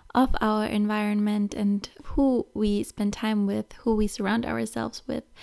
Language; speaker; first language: English; non-native, fluent; German